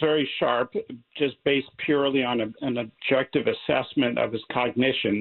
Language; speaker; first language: English; native; English